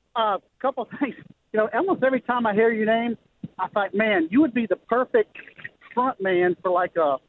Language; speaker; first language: English; native; English